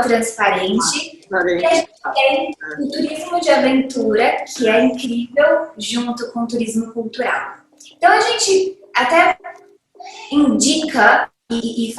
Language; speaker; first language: Portuguese; native; Portuguese